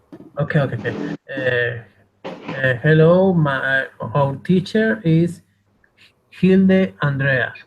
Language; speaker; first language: English; non-native, learner; Spanish